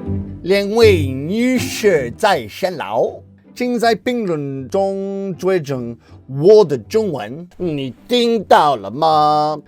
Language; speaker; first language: Chinese; non-native, learner; English